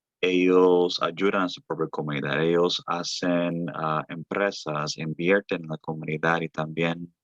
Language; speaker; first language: Spanish; early bilingual, heritage; Spanish